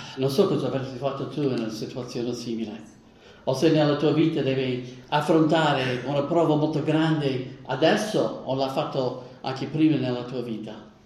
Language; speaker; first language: Italian; non-native, fluent; English